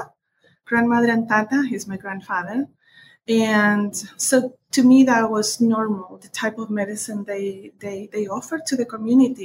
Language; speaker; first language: English; non-native, fluent; Spanish